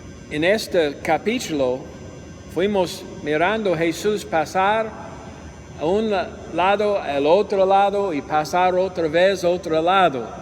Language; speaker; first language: Spanish; non-native, learner; English